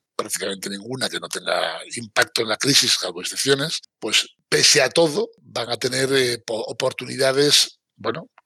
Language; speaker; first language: Spanish; native; Spanish